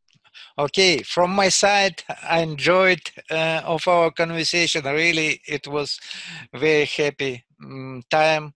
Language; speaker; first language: English; non-native, learner; Russian